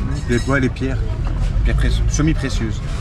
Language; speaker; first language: French; non-native, local second language; Malagasy